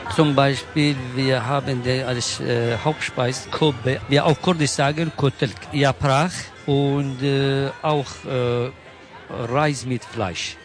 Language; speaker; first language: German; non-native, learner; Kurdish